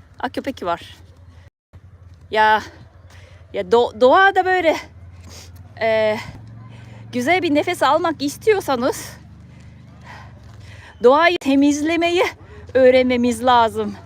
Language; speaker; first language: Turkish; non-native, fluent; Japanese